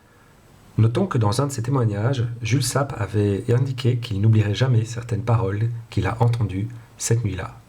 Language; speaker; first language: French; non-native, local second language; Dutch